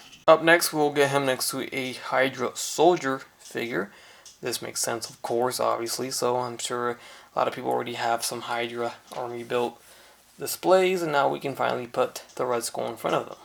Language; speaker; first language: English; native; English